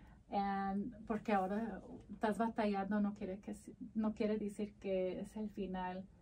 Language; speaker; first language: Spanish; early bilingual, heritage; Spanish